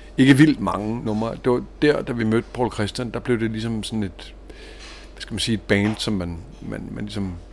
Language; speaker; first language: Danish; native; Danish